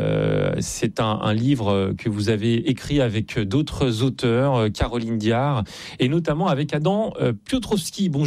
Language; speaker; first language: French; native; French